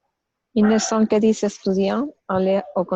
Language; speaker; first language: French; non-native, learner; Spanish